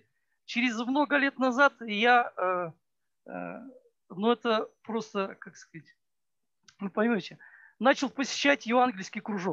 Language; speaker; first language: Russian; native; Russian